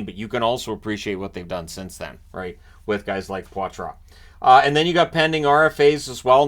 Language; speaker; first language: English; native; English